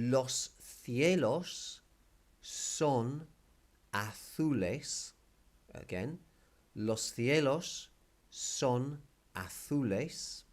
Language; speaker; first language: Spanish; non-native, fluent; English